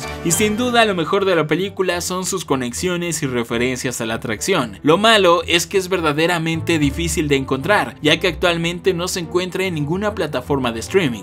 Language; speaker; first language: Spanish; native; Spanish